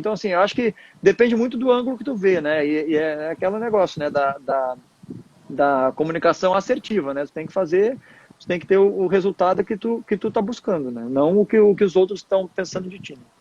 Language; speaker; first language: Portuguese; native; Portuguese